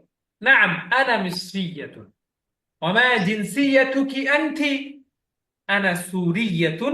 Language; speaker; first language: Arabic; non-native, fluent; Bangla